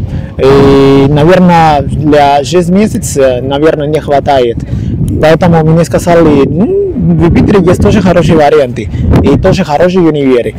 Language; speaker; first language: Russian; non-native, learner; Spanish